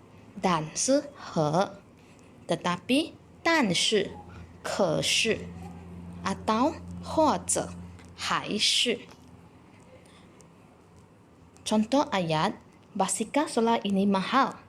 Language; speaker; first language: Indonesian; non-native, local second language; Chinese